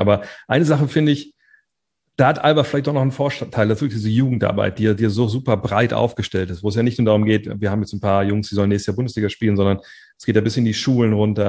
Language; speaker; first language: German; native; German